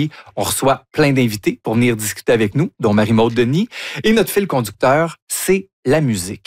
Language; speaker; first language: French; native; French